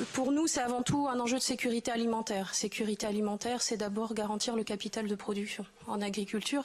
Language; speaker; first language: French; native; French